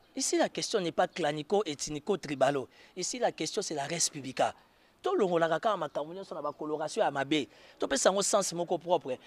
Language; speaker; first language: French; non-native, local second language; Lingala